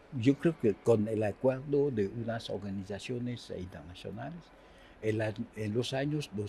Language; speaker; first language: Spanish; non-native, fluent; Haitian Creole